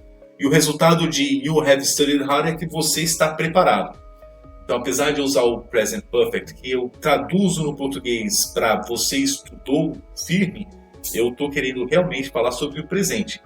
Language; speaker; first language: Portuguese; native; Portuguese